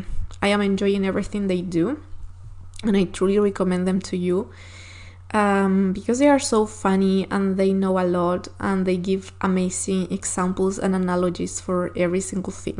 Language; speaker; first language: English; non-native, fluent; Spanish